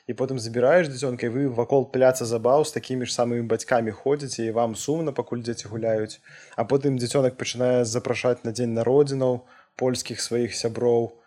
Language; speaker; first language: Belarusian; non-native, local second language; Russian